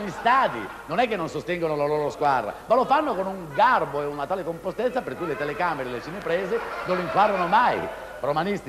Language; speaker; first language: Italian; native; Italian